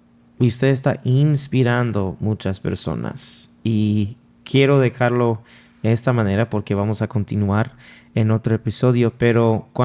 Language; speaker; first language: Spanish; non-native, fluent; English